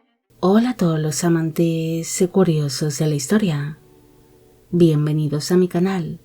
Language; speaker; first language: Spanish; native; Spanish